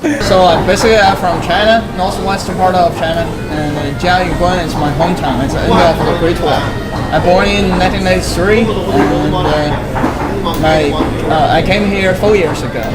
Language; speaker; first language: English; non-native, fluent; Chinese